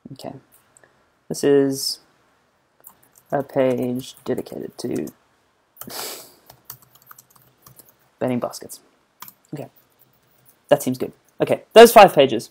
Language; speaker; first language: English; native; English